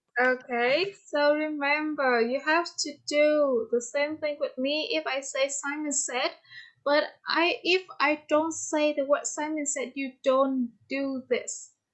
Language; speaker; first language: English; non-native, fluent; Vietnamese